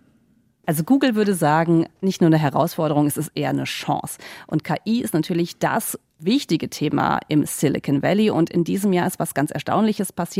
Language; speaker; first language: German; native; German